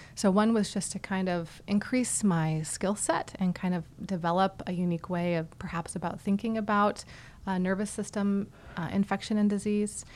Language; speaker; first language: English; native; English